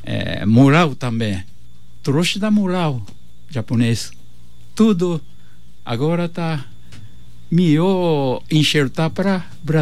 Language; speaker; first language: Portuguese; non-native, learner; Japanese